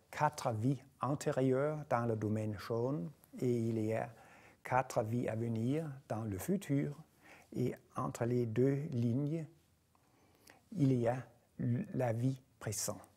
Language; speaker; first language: French; non-native, fluent; Danish